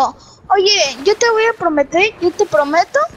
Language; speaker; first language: Spanish; native; Spanish